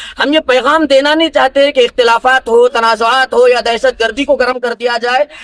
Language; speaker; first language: Urdu; native; Urdu